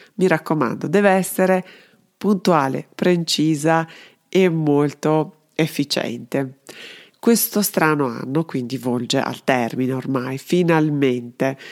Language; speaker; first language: Italian; non-native, fluent; Serbian